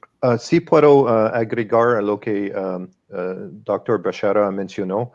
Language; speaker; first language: Spanish; non-native, fluent; English